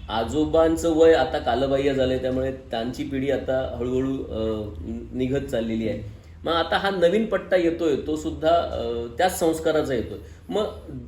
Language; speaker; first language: Marathi; native; Marathi